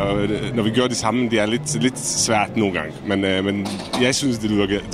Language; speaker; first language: Danish; non-native, fluent; Czech